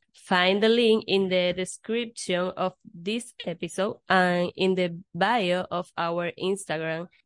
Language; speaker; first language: English; non-native, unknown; Spanish